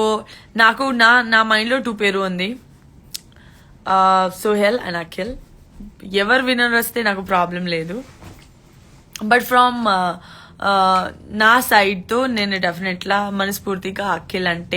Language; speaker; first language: Telugu; non-native, learner; Gujarati